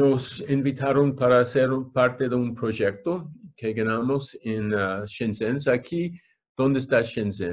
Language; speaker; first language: Spanish; non-native, fluent; English